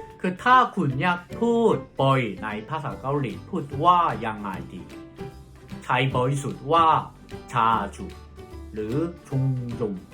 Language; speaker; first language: Thai; non-native, fluent; Korean